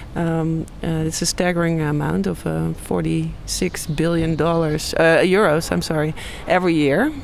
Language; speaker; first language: English; non-native, fluent; Dutch